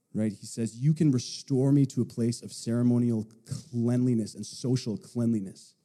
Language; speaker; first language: English; native; English